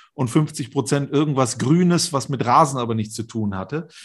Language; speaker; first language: German; native; German